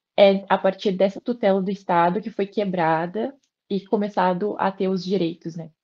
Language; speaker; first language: Portuguese; native; Portuguese